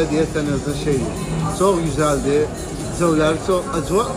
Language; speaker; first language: Turkish; non-native, learner; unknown